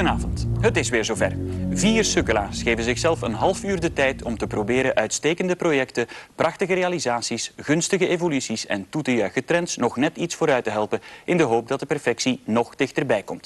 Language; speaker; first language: Dutch; native; Dutch